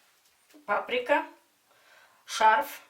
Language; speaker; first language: German; non-native, fluent; Russian